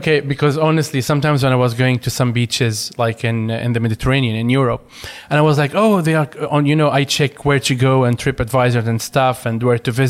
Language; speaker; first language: English; non-native, fluent; Arabic